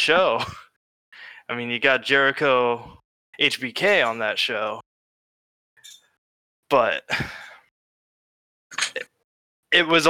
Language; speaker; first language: English; native; English